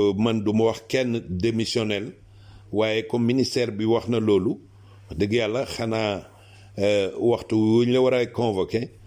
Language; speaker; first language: Wolof; non-native, local second language; Serer